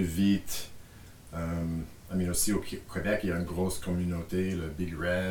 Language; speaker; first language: French; non-native, fluent; English